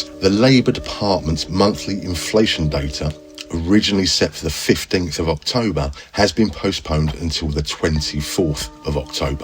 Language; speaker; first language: English; native; English